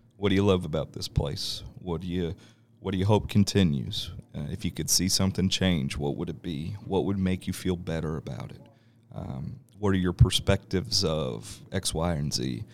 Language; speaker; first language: English; native; English